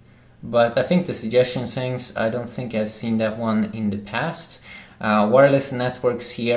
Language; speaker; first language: English; non-native, fluent; Swedish